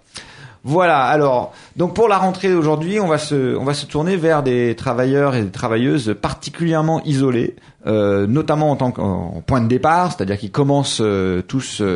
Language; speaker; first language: French; native; French